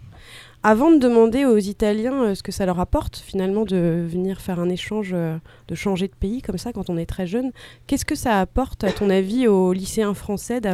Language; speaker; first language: French; native; French